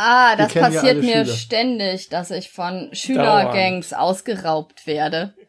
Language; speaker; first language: German; native; German